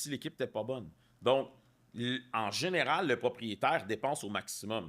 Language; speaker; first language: French; native; French